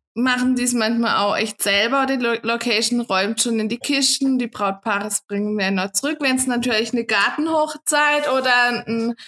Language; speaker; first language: German; native; German